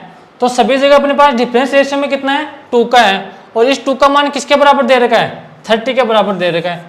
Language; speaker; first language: Hindi; native; Hindi